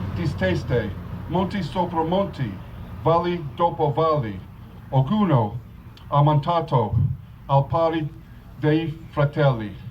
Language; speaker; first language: Italian; non-native, learner; English